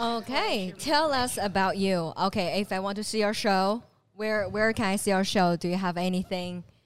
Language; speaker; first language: English; non-native, fluent; Chinese